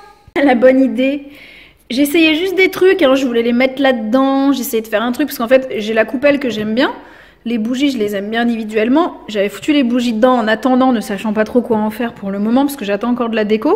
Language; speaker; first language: French; native; French